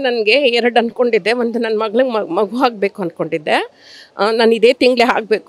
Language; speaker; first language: Kannada; native; Kannada